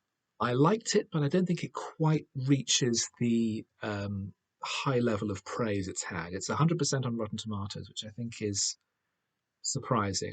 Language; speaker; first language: English; native; English